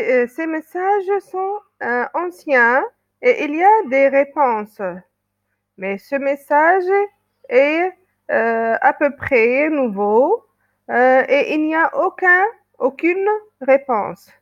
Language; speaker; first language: French; non-native, local second language; Arabic